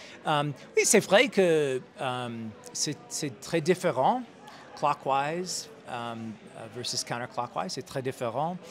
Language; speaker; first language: French; non-native, learner; English